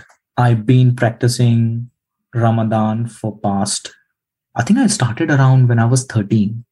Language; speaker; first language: English; non-native, local second language; Hindi